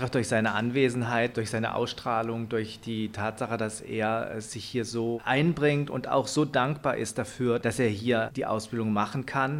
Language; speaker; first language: German; native; German